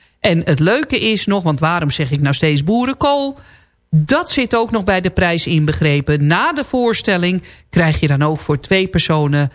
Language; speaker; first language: Dutch; native; Dutch